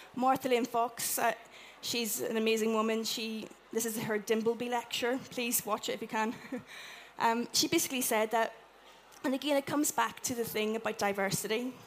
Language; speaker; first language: English; native; English